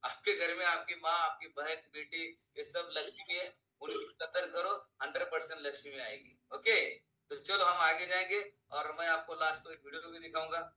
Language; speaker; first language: Hindi; non-native, local second language; Marathi